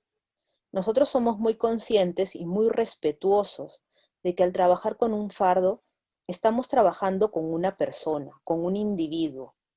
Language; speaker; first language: Spanish; native; Spanish